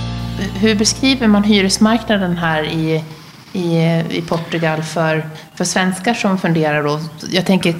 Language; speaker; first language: Swedish; native; Swedish